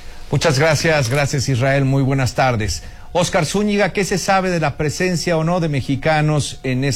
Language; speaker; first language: Spanish; native; Spanish